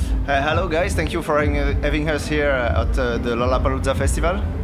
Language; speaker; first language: English; non-native, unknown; French